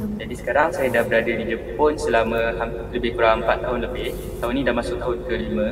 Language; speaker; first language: Malay; native; Malay